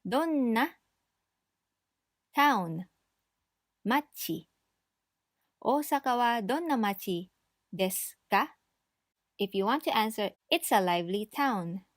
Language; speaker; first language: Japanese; non-native, fluent; English